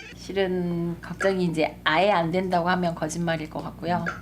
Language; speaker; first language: Korean; native; Korean